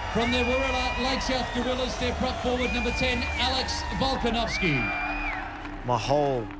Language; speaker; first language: English; native; English